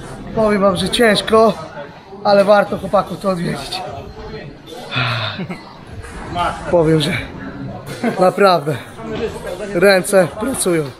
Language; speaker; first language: Polish; native; Polish